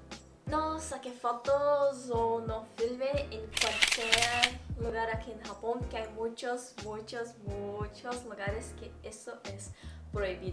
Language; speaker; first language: Spanish; non-native, fluent; Portuguese